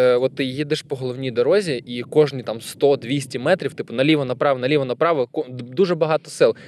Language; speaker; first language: Ukrainian; non-native, local second language; Russian